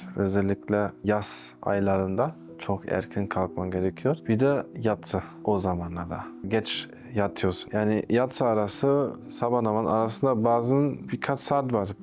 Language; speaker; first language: Turkish; non-native, fluent; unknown